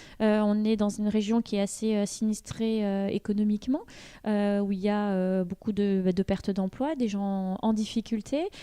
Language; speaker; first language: French; native; French